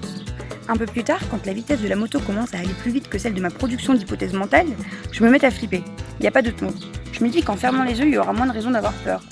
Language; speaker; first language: French; native; French